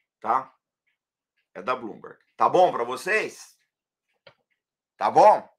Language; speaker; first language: Portuguese; native; Portuguese